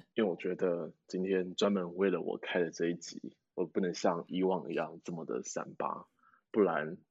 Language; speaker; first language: Chinese; native; Chinese